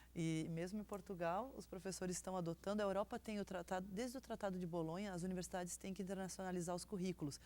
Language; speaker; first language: Portuguese; native; Portuguese